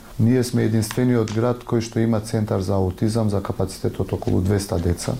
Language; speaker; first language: Macedonian; non-native, local second language; Albanian